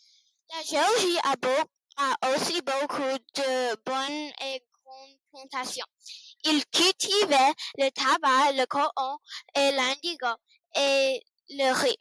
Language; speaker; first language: French; non-native, learner; English